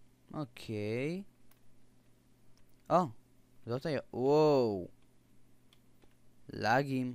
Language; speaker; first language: Hebrew; native; Hebrew